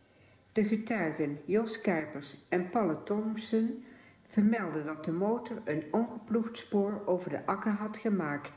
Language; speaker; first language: Dutch; native; Dutch